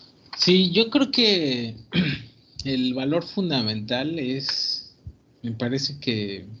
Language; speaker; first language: Spanish; native; Spanish